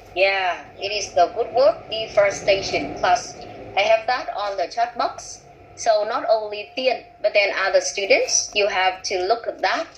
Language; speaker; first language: English; non-native, fluent; Vietnamese